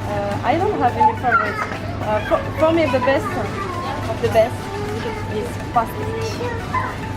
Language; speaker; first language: English; non-native, learner; French